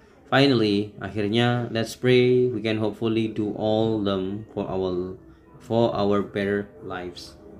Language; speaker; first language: English; non-native, fluent; Indonesian